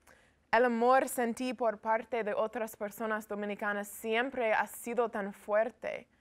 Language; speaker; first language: Spanish; non-native, learner; English